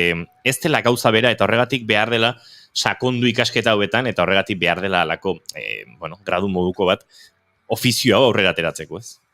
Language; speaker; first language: Basque; native; Basque